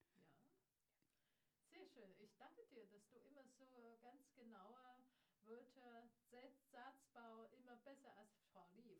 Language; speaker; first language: German; non-native, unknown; Chinese